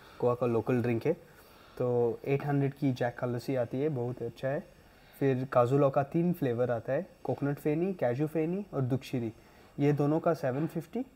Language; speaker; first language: Hindi; non-native, local second language; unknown